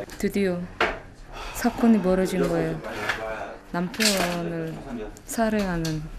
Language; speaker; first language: Korean; non-native, fluent; Indonesian